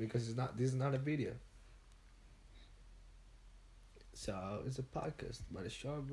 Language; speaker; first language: English; non-native, fluent; Italian